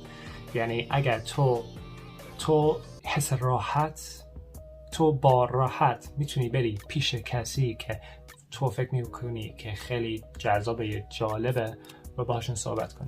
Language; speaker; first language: Persian; early bilingual, heritage; Persian